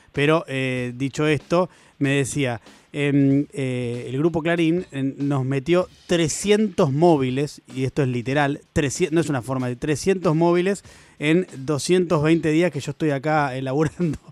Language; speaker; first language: Spanish; native; Spanish